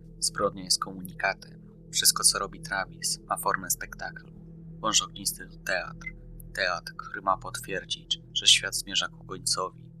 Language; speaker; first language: Polish; native; Polish